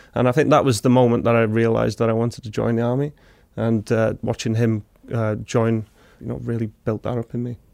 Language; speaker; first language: English; native; English